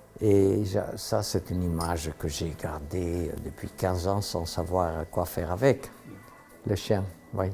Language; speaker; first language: French; non-native, fluent; Dutch